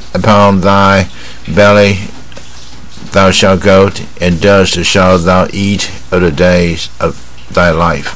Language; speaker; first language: English; non-native, fluent; Chinese